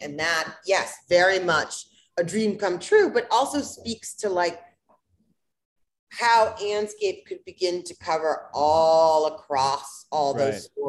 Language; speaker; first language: English; native; English